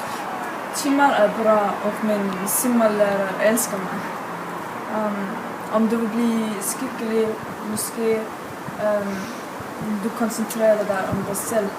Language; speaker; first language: Swedish; non-native, learner; Danish